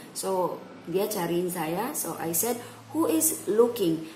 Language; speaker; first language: English; non-native, fluent; Indonesian